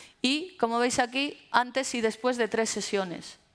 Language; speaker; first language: Spanish; native; Spanish